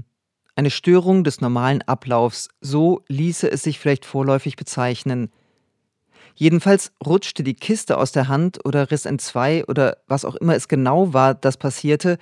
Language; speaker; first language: German; native; German